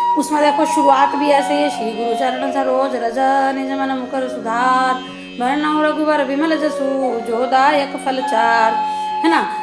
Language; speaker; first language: Hindi; native; Hindi